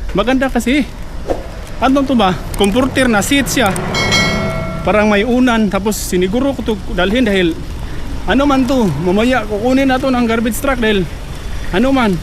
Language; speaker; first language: Filipino; non-native, local second language; Cebuano